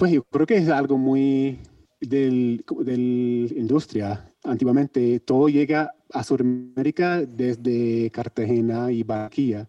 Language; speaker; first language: Spanish; non-native, learner; English